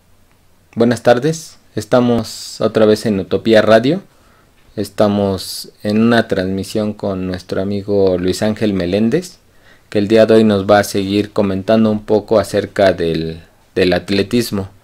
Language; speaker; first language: Spanish; native; Spanish